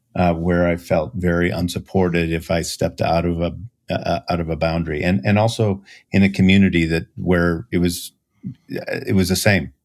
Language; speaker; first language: English; native; English